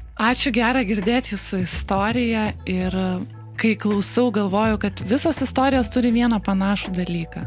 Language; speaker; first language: Lithuanian; native; Lithuanian